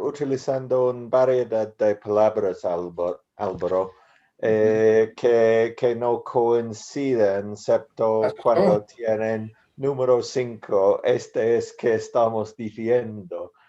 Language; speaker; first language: Spanish; non-native, learner; English